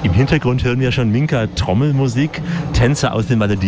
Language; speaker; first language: German; native; German